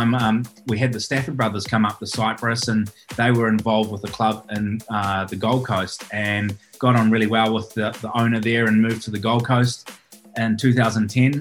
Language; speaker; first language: English; native; English